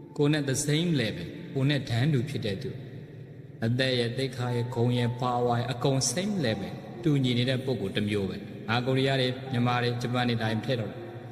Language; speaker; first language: Burmese; native; Burmese